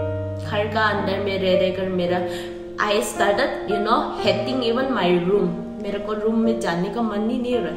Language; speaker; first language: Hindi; non-native, local second language; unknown